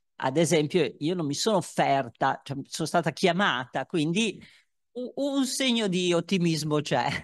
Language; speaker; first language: Italian; native; Italian